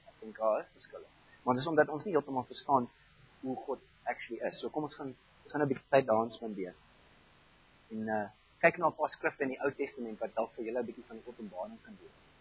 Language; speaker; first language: Afrikaans; non-native, fluent; German